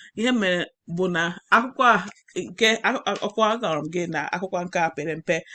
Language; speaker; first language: Igbo; non-native, learner; English